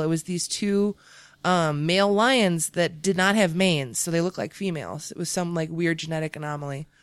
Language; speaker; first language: English; native; English